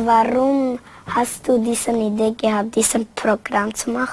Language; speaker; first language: German; non-native, learner; Spanish